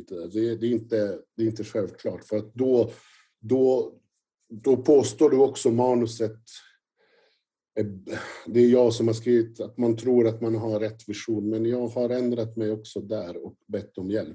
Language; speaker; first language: Swedish; non-native, fluent; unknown